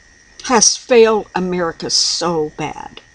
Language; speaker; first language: English; native; English